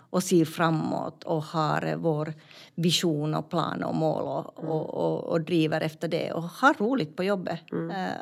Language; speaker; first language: Swedish; non-native, fluent; Finnish